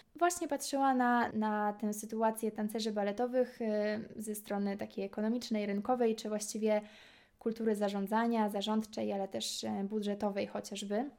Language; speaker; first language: Polish; native; Polish